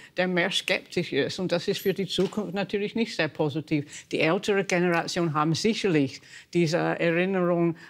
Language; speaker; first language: German; non-native, fluent; English